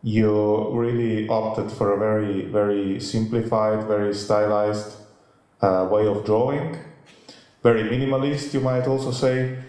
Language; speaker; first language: English; non-native, fluent; Slovenian